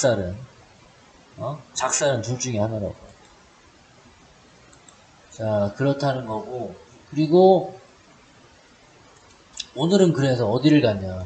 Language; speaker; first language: Korean; native; Korean